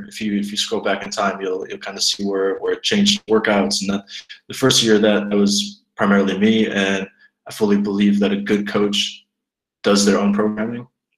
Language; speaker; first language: English; native; English